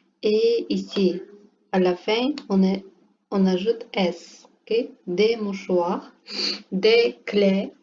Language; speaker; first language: French; non-native, learner; Portuguese